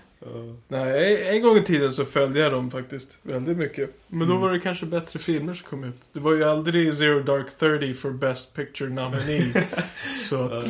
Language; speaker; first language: Swedish; native; Swedish